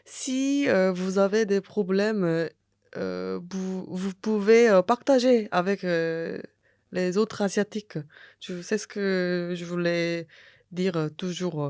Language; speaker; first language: French; non-native, fluent; Korean